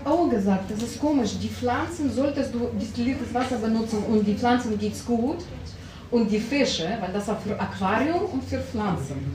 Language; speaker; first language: German; non-native, learner; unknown